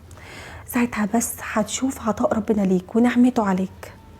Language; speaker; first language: Arabic; native; Arabic